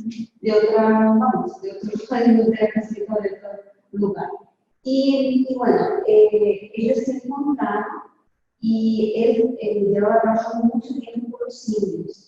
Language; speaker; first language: Spanish; non-native, fluent; Portuguese